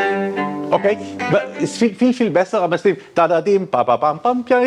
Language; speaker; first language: German; non-native, learner; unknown